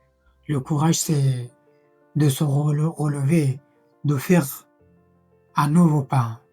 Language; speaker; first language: French; non-native, fluent; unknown